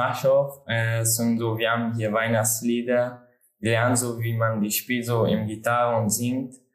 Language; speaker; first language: German; non-native, learner; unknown